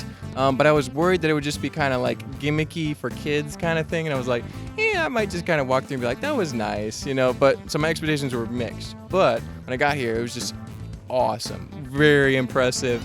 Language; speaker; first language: English; native; English